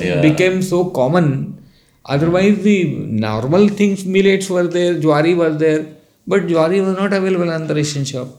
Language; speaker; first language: English; non-native, local second language; Marathi